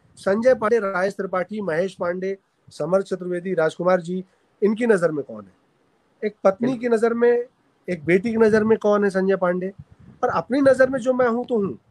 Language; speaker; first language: Hindi; native; Hindi